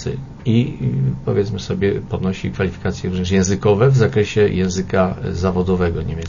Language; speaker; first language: Polish; native; Polish